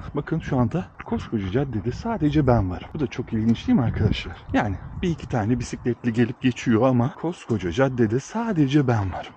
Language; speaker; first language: Turkish; early bilingual, heritage; Turkish